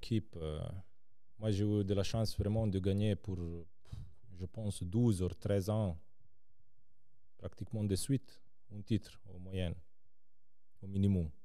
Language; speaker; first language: French; non-native, local second language; Serbian